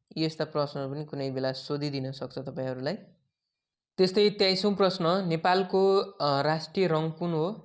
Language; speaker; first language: Nepali; native; Nepali